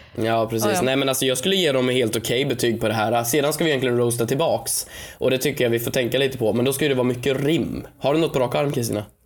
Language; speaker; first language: Swedish; native; Swedish